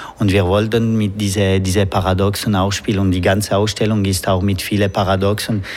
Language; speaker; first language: German; non-native, local second language; French